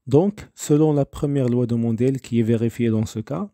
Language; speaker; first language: French; non-native, local second language; Arabic